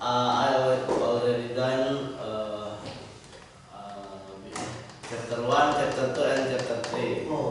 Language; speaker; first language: English; non-native, learner; Indonesian